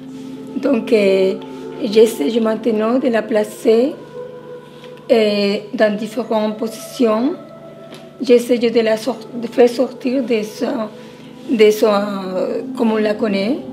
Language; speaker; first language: French; non-native, fluent; Spanish